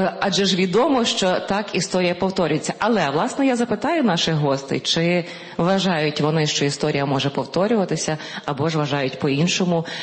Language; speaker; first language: Ukrainian; native; Ukrainian